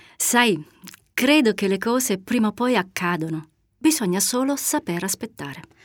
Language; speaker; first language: Italian; native; Italian